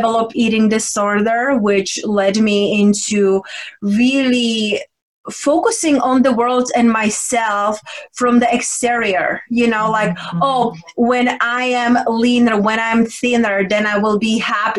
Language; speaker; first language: English; non-native, fluent; Czech